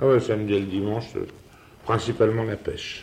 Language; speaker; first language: French; native; French